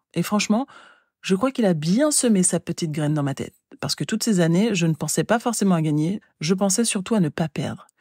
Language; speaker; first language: French; native; French